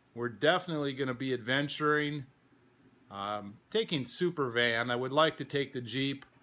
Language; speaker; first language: English; native; English